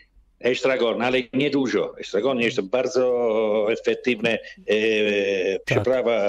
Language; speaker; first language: Polish; non-native, learner; Italian